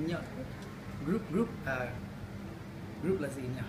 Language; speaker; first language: Vietnamese; non-native, learner; English